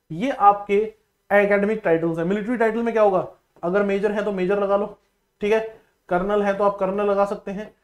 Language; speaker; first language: Hindi; non-native, local second language; Punjabi